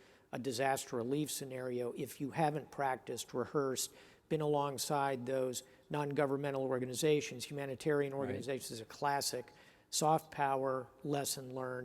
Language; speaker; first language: English; native; English